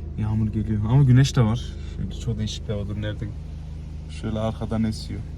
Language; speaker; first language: Turkish; early bilingual, heritage; Turkish